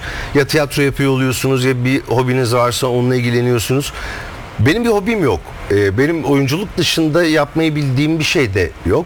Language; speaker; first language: Turkish; native; Turkish